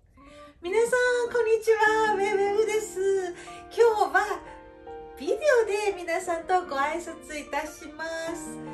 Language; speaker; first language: Japanese; non-native, fluent; Chinese